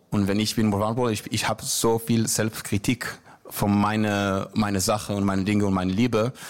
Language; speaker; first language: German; non-native, learner; Hebrew